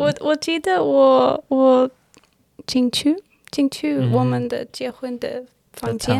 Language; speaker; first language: Chinese; non-native, learner; English